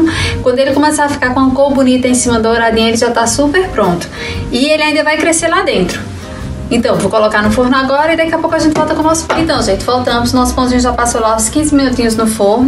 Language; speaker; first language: Portuguese; native; Portuguese